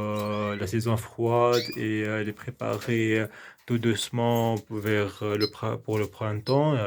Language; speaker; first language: French; non-native, local second language; Arabic